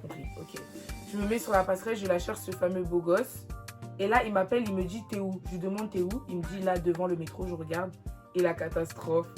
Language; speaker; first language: French; native; French